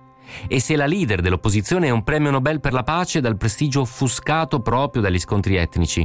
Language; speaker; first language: Italian; native; Italian